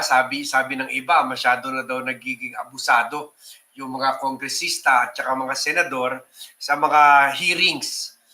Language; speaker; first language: Filipino; native; Filipino